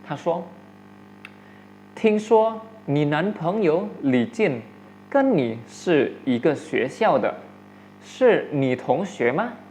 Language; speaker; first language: Chinese; non-native, fluent; Indonesian